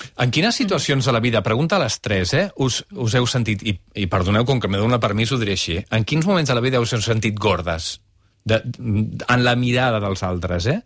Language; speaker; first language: Catalan; native; Catalan